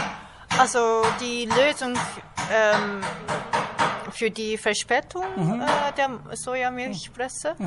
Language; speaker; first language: German; non-native, fluent; Japanese